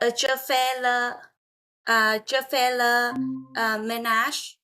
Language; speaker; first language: French; non-native, learner; Vietnamese